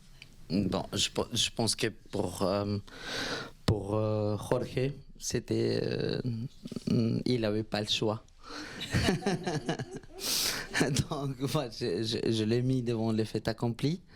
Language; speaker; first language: French; non-native, fluent; Spanish